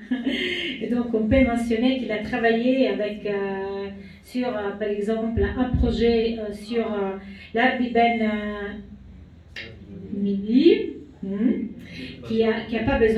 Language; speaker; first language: French; non-native, fluent; Italian